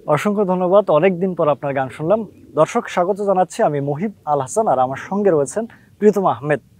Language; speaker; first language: Bangla; native; Bangla